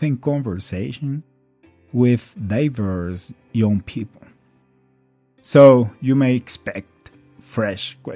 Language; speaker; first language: English; non-native, fluent; Spanish